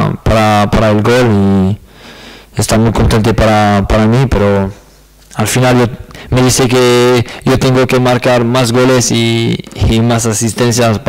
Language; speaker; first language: Spanish; non-native, learner; French